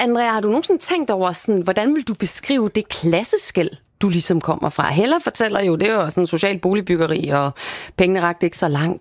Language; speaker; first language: Danish; native; Danish